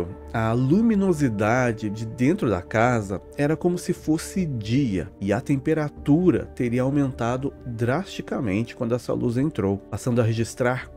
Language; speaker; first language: Portuguese; native; Portuguese